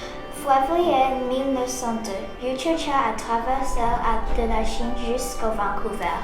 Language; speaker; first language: French; non-native, learner; English